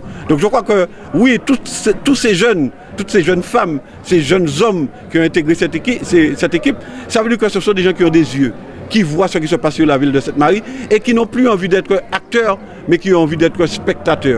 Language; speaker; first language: French; native; French